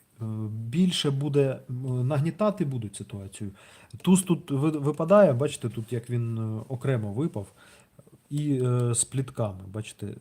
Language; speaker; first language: Ukrainian; non-native, local second language; Russian